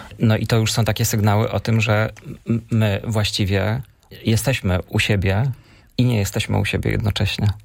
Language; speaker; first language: Polish; native; Polish